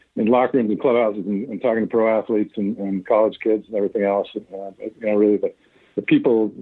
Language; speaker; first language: English; native; English